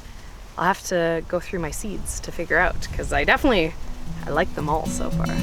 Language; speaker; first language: English; native; English